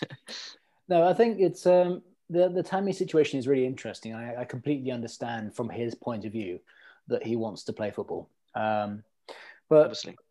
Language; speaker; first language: English; early bilingual, other home language; Norwegian